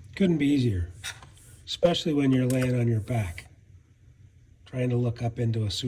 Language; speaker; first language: English; native; English